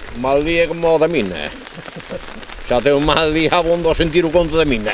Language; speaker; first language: Galician; native; Galician